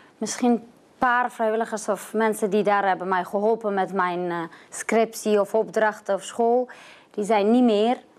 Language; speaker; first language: Dutch; non-native, fluent; Persian